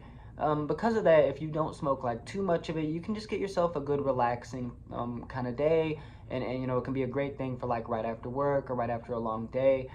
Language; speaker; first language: English; native; English